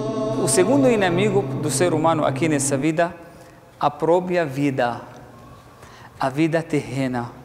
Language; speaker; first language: Portuguese; non-native, learner; Arabic